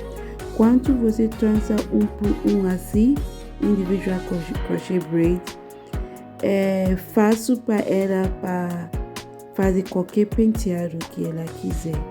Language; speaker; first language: Portuguese; non-native, learner; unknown